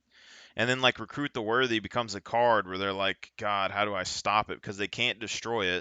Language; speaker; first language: English; native; English